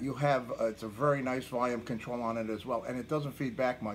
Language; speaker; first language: English; native; English